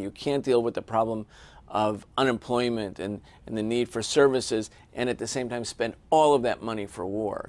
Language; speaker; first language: English; native; English